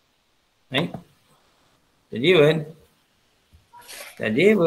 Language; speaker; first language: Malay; non-native, local second language; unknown